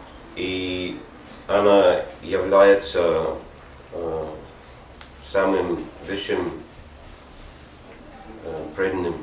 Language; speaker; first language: Russian; non-native, learner; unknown